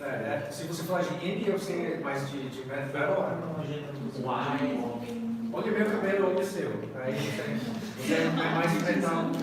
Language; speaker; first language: Portuguese; non-native, fluent; English